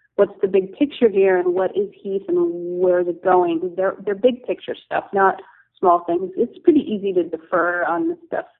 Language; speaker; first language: English; native; English